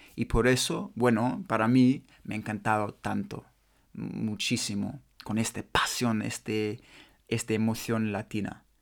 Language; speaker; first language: Spanish; non-native, learner; English